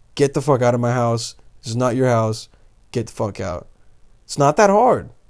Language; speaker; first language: English; early bilingual, other home language; Bosnian